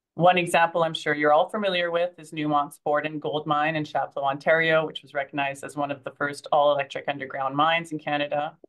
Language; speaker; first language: English; early bilingual, other home language; French